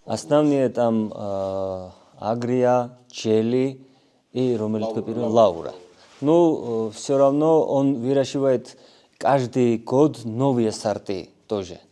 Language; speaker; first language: Russian; non-native, fluent; Georgian